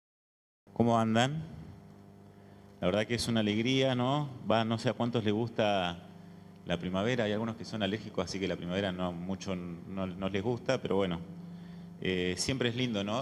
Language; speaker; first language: Spanish; native; Spanish